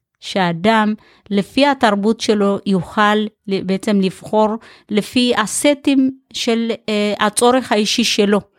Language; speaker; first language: Hebrew; early bilingual, other home language; Amharic